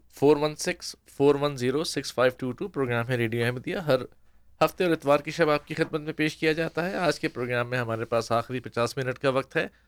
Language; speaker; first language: Urdu; native; Urdu